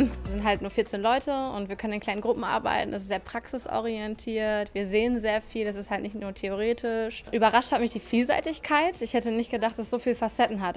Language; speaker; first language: German; native; German